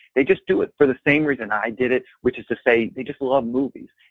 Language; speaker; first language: English; native; English